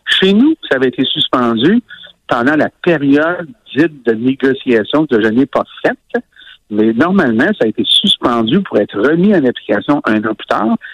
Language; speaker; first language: French; native; French